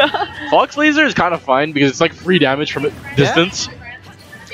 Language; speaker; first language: English; native; English